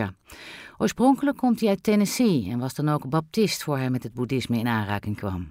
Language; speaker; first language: Dutch; native; Dutch